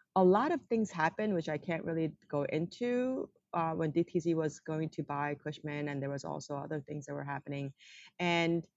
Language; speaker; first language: English; non-native, fluent; Korean